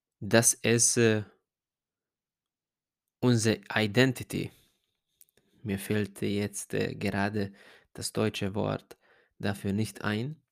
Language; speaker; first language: German; non-native, fluent; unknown